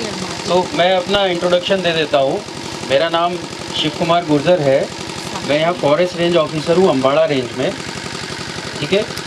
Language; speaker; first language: Hindi; native; Hindi